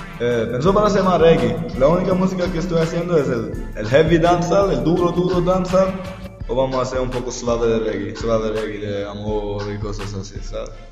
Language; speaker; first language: Spanish; non-native, learner; Norwegian